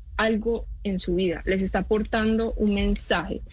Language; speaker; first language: Spanish; native; Spanish